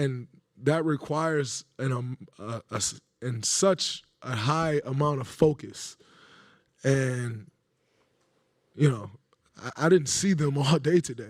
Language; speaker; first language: English; native; English